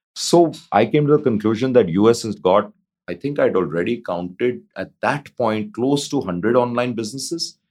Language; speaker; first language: English; non-native, local second language; Hindi